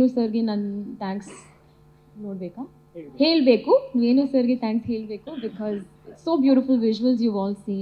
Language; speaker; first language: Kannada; non-native, learner; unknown